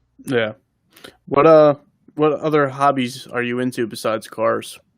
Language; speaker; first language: English; native; English